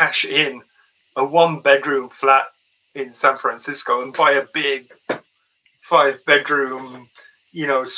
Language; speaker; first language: English; native; English